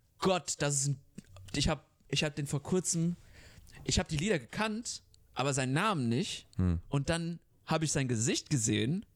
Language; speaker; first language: German; early bilingual, other home language; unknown